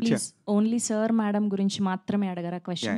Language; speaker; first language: Telugu; native; Telugu